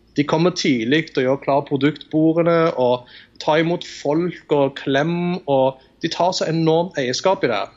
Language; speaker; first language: Norwegian; early bilingual, other home language; Tamil